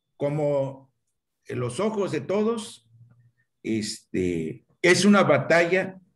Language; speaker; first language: Spanish; non-native, local second language; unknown